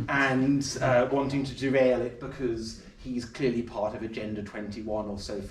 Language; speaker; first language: English; native; English